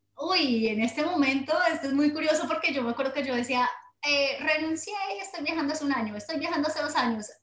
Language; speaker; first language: Spanish; native; Spanish